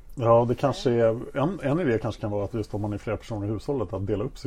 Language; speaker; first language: Swedish; native; Swedish